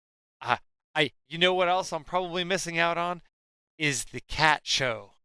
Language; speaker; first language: English; native; English